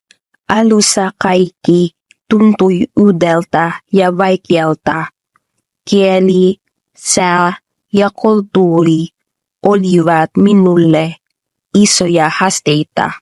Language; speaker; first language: Finnish; non-native, learner; Filipino